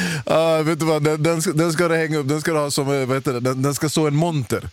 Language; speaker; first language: Swedish; native; Swedish